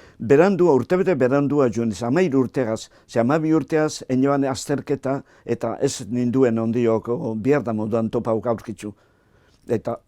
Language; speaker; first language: Basque; native; Basque